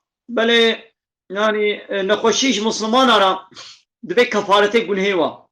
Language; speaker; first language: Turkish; non-native, local second language; Kurdish